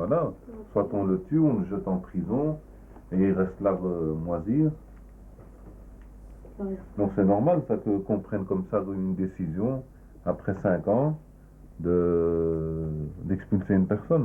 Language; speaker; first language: French; native; French